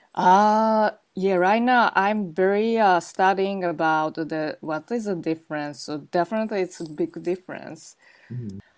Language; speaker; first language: English; non-native, learner; Japanese